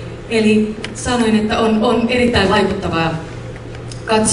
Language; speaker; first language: Finnish; native; Finnish